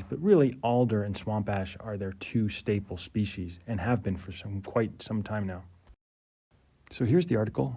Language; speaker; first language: English; native; English